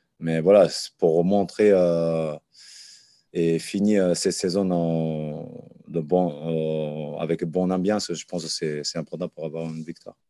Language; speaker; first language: French; non-native, learner; Japanese